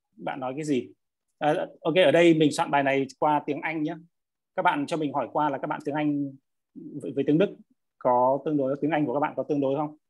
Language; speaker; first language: Vietnamese; native; Vietnamese